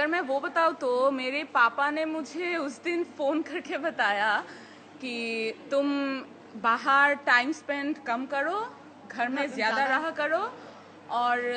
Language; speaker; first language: Hindi; non-native, fluent; Bangla